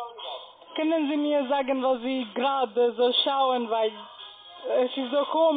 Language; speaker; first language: German; non-native, learner; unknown